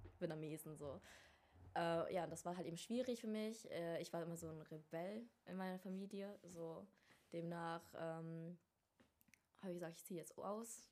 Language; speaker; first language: German; early bilingual, other home language; Vietnamese